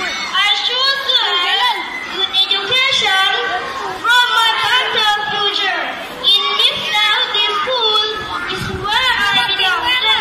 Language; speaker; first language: English; non-native, learner; Thai